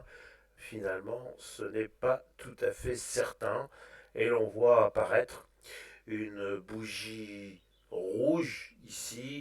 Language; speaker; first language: French; native; French